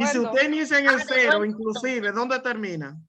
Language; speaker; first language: Spanish; native; Spanish